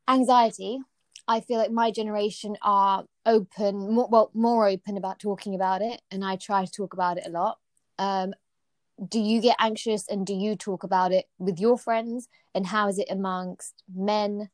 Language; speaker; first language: English; native; English